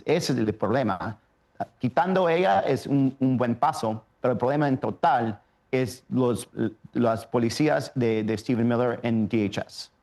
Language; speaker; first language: Spanish; early bilingual, heritage; Spanish